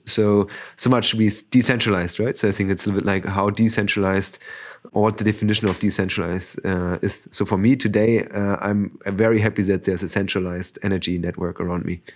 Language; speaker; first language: English; non-native, fluent; German